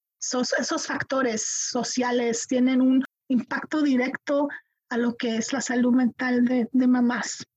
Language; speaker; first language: Spanish; early bilingual, heritage; Spanish